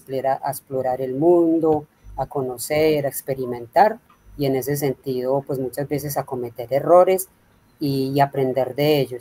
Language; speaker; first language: Spanish; native; Spanish